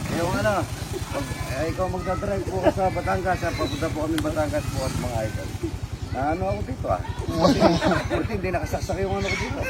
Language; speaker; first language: Filipino; non-native, local second language; Pampanga